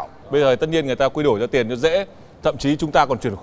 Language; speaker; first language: Vietnamese; native; Vietnamese